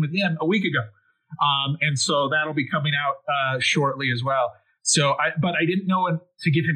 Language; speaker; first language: English; native; English